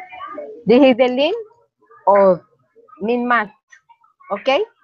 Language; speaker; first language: English; non-native, learner; Spanish